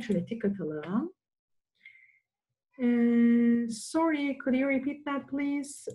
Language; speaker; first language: English; non-native, fluent; Turkish